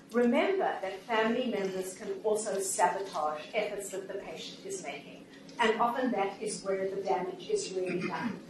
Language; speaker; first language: English; native; English